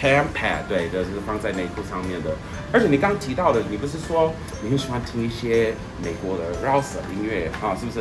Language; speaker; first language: Chinese; non-native, fluent; English